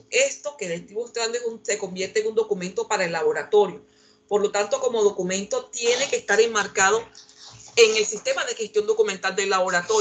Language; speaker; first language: Spanish; native; Spanish